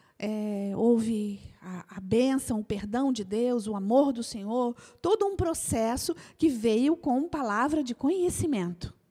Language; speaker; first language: Portuguese; native; Portuguese